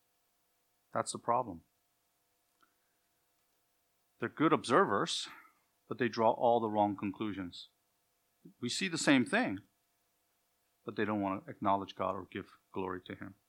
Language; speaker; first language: English; native; English